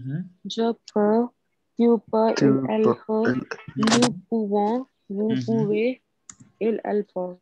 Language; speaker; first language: French; non-native, learner; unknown